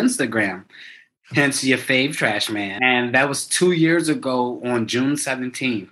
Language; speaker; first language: English; native; English